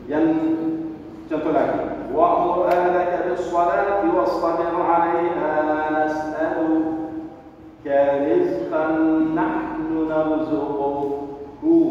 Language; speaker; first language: Indonesian; non-native, learner; Arabic